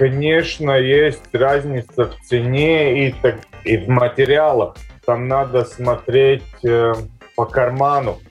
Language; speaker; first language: Russian; non-native, local second language; Latvian